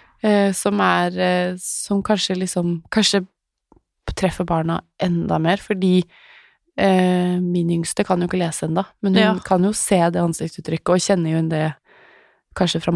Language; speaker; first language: Norwegian; native; Norwegian